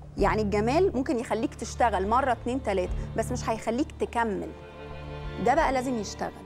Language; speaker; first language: Arabic; native; Arabic